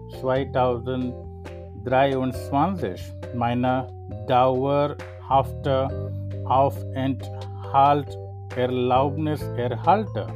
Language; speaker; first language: German; non-native, fluent; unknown